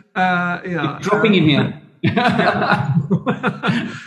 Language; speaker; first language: English; native; English